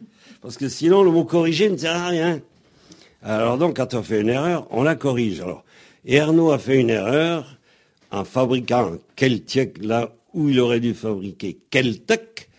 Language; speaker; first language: French; native; French